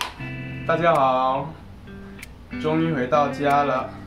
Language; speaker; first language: Chinese; non-native, fluent; English